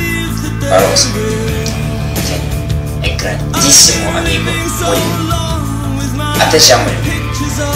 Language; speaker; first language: Portuguese; non-native, learner; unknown